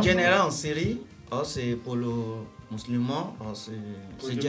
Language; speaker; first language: French; non-native, learner; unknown